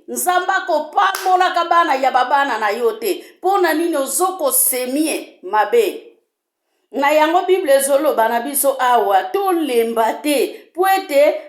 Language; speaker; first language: Lingala; non-native, local second language; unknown